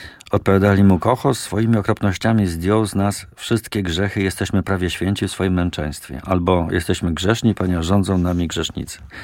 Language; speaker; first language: Polish; native; Polish